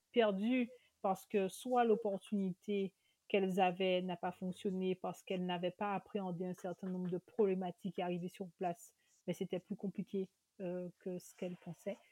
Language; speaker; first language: French; native; French